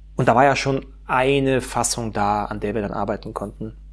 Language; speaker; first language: German; native; German